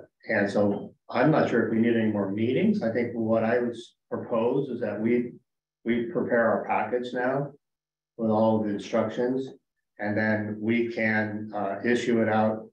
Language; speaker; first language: English; native; English